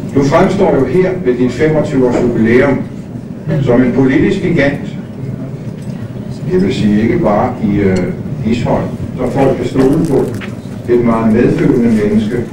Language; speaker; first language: Danish; native; Danish